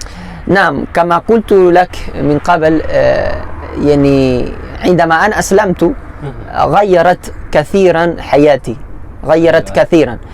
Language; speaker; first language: Arabic; non-native, learner; Spanish